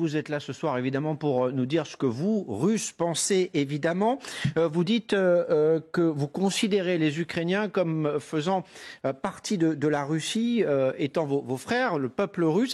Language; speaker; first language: French; native; French